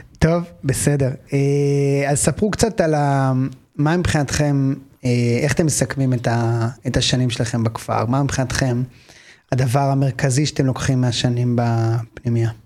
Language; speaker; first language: Hebrew; native; Hebrew